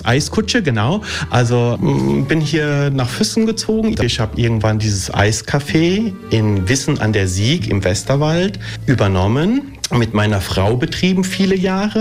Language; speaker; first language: German; early bilingual, other home language; Italian